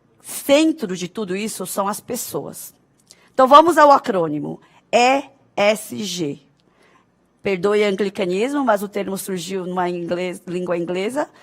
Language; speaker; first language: Portuguese; early bilingual, other home language; Korean